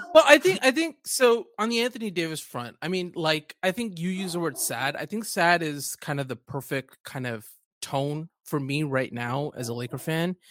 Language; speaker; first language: English; early bilingual, other home language; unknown